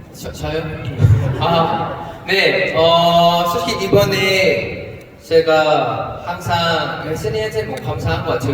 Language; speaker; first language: Korean; non-native, learner; Chinese